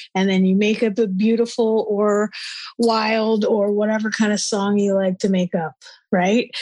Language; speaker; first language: English; non-native, fluent; Spanish